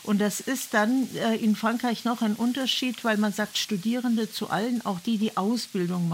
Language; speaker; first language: German; native; German